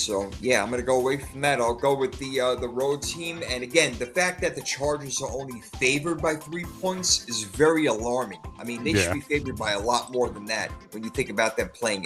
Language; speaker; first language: English; native; English